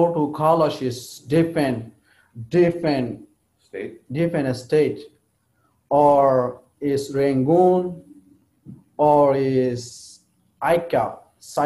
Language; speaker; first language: English; non-native, learner; Rohingya